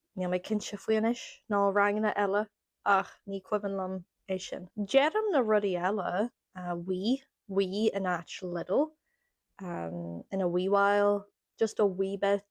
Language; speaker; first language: Irish; non-native, local second language; English